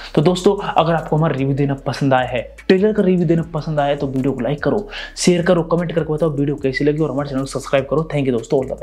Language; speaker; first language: Hindi; native; Hindi